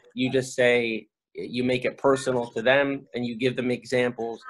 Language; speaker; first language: English; early bilingual, other home language; Spanish